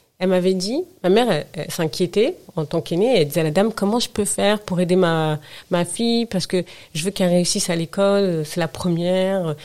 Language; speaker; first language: French; early bilingual, other home language; Arabic